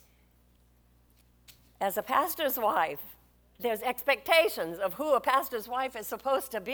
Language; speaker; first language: English; native; English